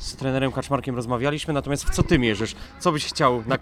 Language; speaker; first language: Polish; native; Polish